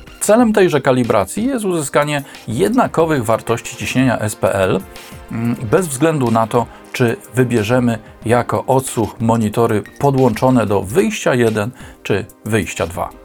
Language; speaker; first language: Polish; native; Polish